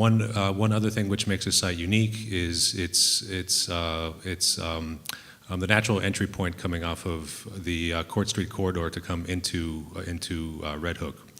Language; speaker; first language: English; native; English